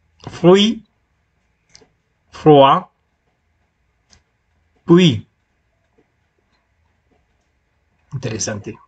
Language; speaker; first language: French; non-native, fluent; Spanish